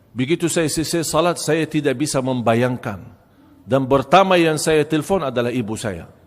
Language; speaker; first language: Malay; non-native, fluent; Arabic